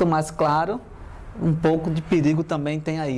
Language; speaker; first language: Portuguese; native; Portuguese